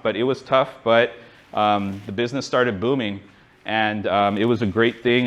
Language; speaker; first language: English; native; English